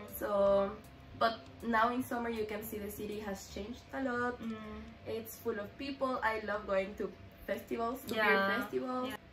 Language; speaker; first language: English; non-native, fluent; Spanish